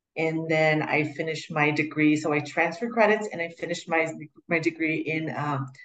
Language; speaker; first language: English; non-native, fluent; Portuguese